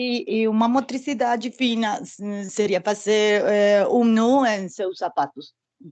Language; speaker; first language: Portuguese; non-native, learner; Spanish